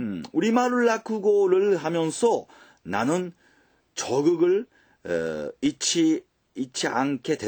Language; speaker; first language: Korean; early bilingual, heritage; Japanese